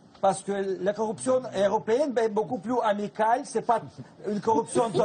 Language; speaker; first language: French; non-native, fluent; Russian